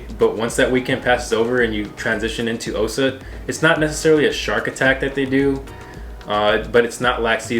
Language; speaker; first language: English; native; English